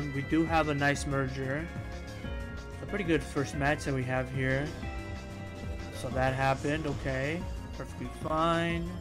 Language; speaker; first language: English; native; English